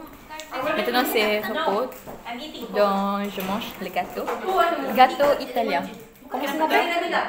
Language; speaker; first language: French; non-native, learner; Malay